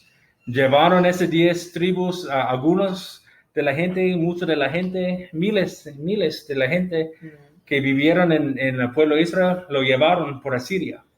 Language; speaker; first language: Spanish; non-native, fluent; English